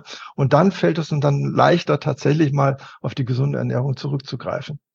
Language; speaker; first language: German; native; German